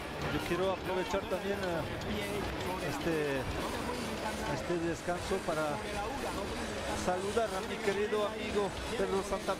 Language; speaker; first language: Spanish; non-native, fluent; French